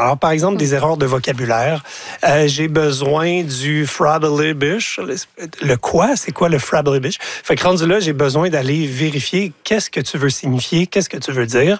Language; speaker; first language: French; native; French